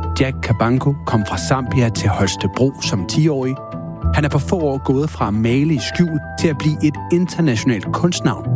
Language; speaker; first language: Danish; native; Danish